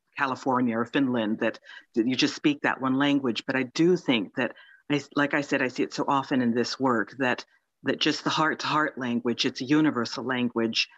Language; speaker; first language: English; early bilingual, other home language; Finnish